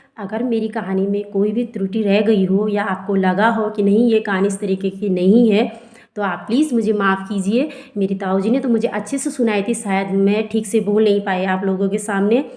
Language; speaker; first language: Hindi; non-native, local second language; Garhwali